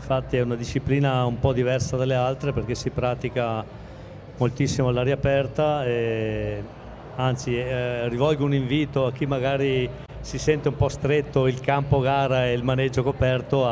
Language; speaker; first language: Italian; native; Italian